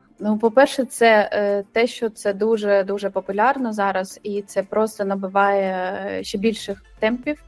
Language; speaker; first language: Ukrainian; non-native, local second language; Russian